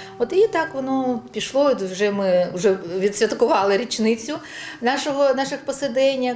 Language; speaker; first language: Ukrainian; non-native, local second language; Russian